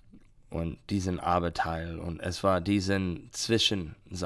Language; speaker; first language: German; non-native, learner; English